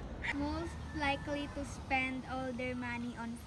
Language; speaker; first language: English; non-native, local second language; Filipino